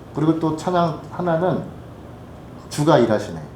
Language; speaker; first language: Korean; native; Korean